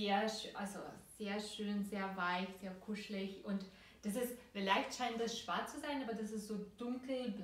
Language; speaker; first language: German; non-native, fluent; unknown